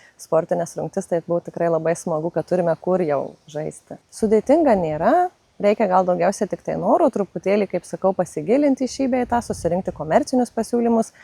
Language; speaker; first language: Lithuanian; native; Lithuanian